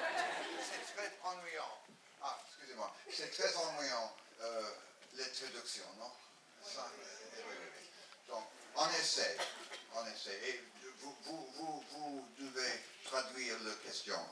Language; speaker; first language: French; non-native, learner; English